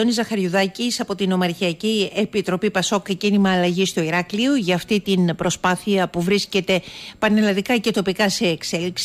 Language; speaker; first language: Greek; native; Greek